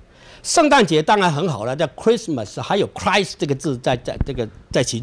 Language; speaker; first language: Chinese; native; Chinese